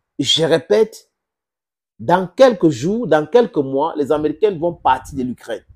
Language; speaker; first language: French; non-native, local second language; English